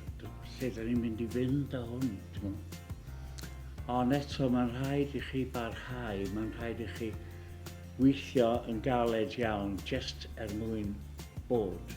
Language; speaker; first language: Welsh; native; Welsh